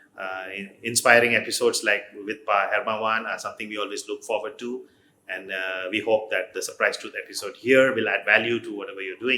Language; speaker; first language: English; non-native, fluent; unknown